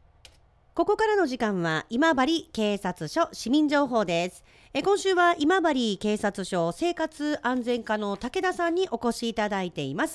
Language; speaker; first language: Japanese; native; Japanese